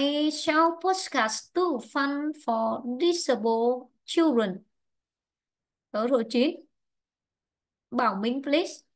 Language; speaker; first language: English; non-native, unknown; Vietnamese